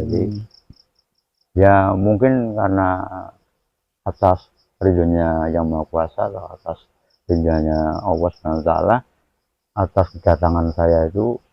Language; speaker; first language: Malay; non-native, local second language; Javanese